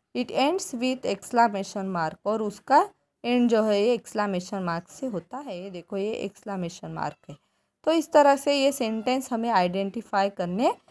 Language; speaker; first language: Hindi; non-native, local second language; Marathi